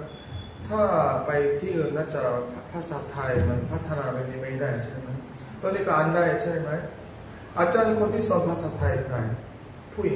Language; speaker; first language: Thai; non-native, fluent; Korean